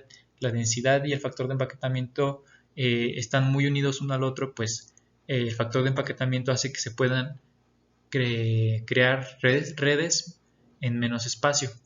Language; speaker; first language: Spanish; native; Spanish